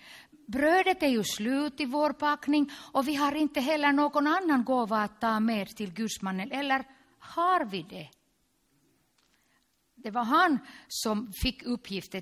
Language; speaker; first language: Swedish; non-native, local second language; Finnish